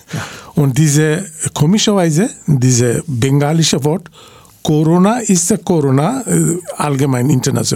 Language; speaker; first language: German; non-native, learner; Bangla